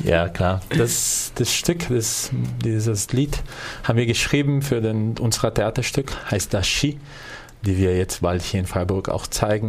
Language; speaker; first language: German; non-native, fluent; Portuguese